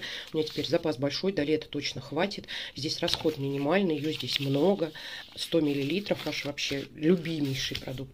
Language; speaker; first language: Russian; native; Russian